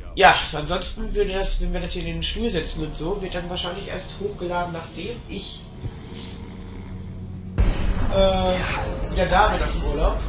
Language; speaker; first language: German; native; German